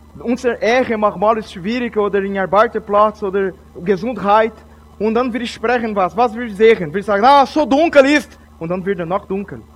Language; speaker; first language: German; non-native, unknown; Portuguese